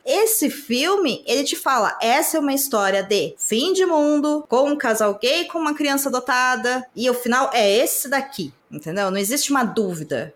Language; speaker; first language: Portuguese; native; Portuguese